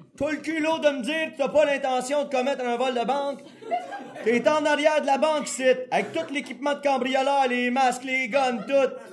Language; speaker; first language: French; native; French